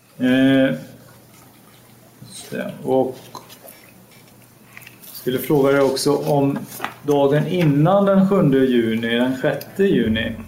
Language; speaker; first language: Swedish; native; Swedish